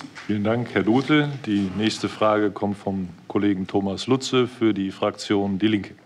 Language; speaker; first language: German; native; German